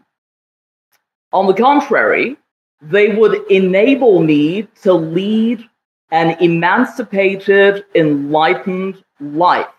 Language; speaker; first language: English; non-native, local second language; Kashmiri